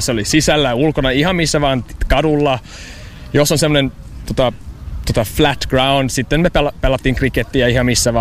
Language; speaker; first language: Finnish; non-native, learner; English